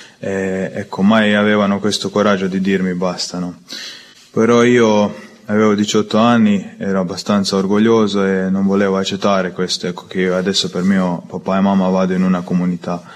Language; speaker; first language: Italian; non-native, learner; Croatian